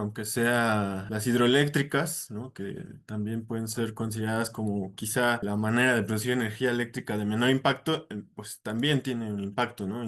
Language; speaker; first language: Spanish; native; Spanish